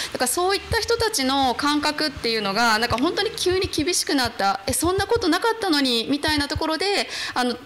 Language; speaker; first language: Japanese; native; Japanese